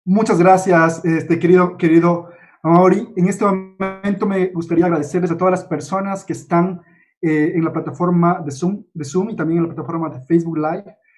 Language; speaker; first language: Spanish; native; Spanish